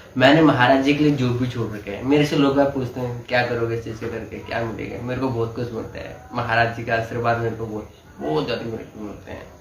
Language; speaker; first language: Hindi; native; Hindi